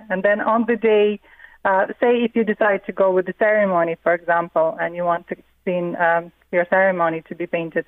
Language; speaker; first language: English; non-native, fluent; Russian